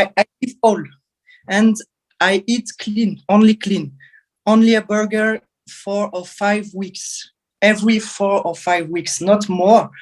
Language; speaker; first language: English; non-native, learner; French